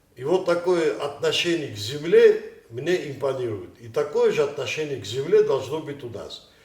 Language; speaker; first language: Russian; non-native, local second language; Ossetic